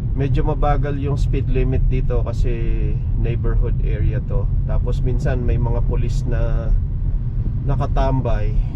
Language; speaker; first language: Filipino; native; Filipino